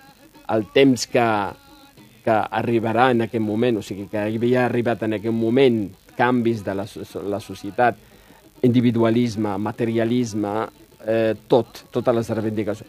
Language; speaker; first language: Catalan; non-native, fluent; Riffian